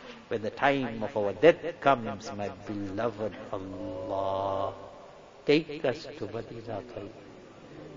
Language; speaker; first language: English; native; English